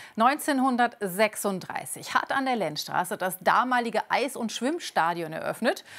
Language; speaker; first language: German; native; German